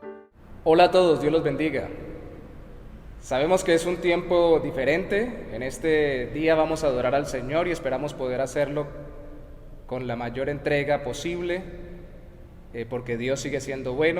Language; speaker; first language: Spanish; native; Spanish